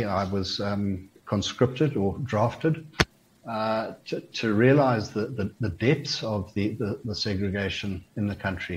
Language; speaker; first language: English; native; English